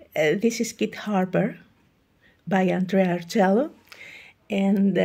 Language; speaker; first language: English; non-native, fluent; Greek